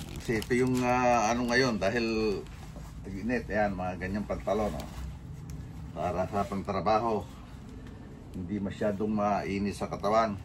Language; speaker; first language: Filipino; native; Filipino